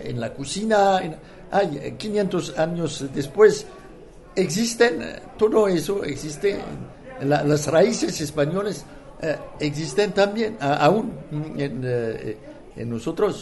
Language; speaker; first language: Spanish; non-native, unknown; French